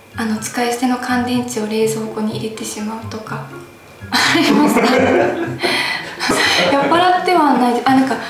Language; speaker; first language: Japanese; native; Japanese